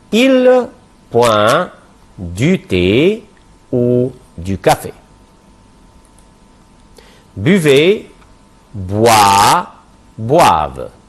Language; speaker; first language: French; non-native, fluent; Arabic